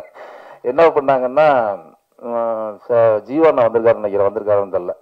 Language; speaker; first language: Tamil; native; Tamil